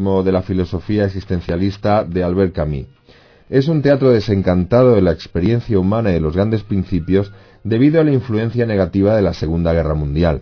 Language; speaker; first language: Spanish; native; Spanish